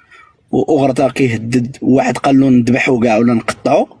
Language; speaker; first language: Arabic; native; Arabic